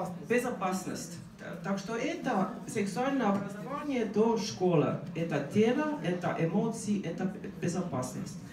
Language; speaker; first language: Russian; non-native, fluent; Estonian